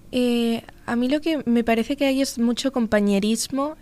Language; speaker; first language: Spanish; native; Spanish